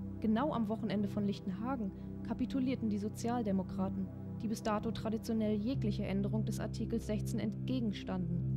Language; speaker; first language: German; native; German